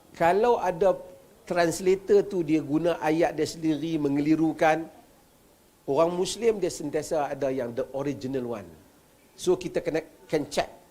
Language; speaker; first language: Malay; native; Malay